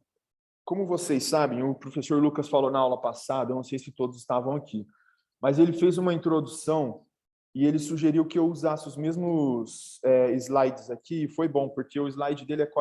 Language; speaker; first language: Portuguese; native; Portuguese